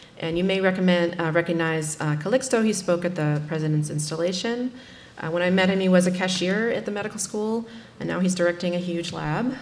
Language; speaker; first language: English; native; English